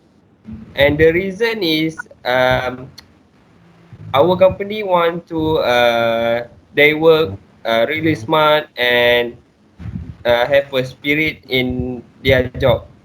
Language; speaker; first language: English; non-native, local second language; Malay